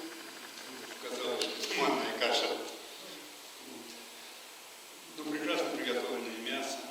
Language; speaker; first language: Russian; native; Russian